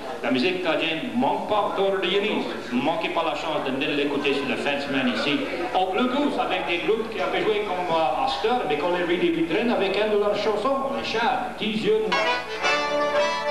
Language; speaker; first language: French; early bilingual, heritage; French